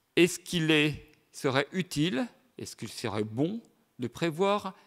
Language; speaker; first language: French; native; French